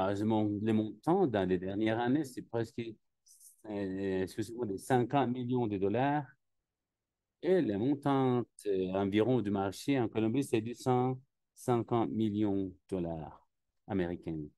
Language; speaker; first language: French; non-native, learner; Spanish